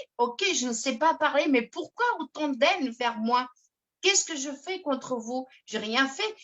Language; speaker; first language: French; non-native, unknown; Portuguese